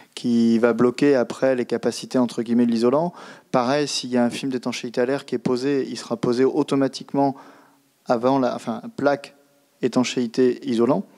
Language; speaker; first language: French; native; French